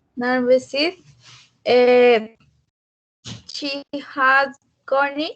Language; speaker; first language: English; non-native, learner; Spanish